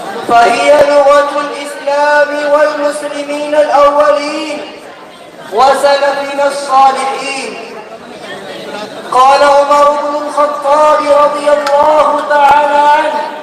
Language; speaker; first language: Arabic; non-native, learner; Urdu